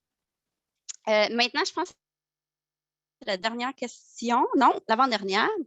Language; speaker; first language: French; native; French